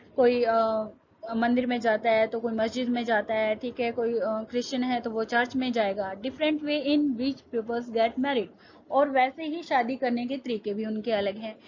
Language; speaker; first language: Hindi; native; Hindi